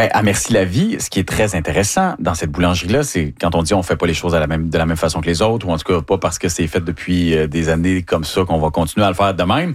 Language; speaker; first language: French; native; French